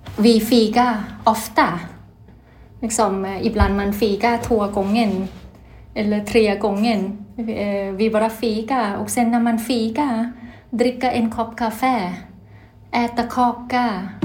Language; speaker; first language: Swedish; non-native, learner; Thai